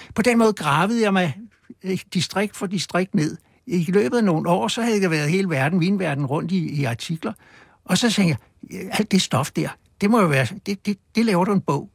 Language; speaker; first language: Danish; native; Danish